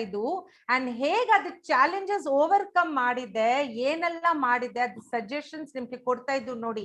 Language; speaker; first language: Kannada; non-native, fluent; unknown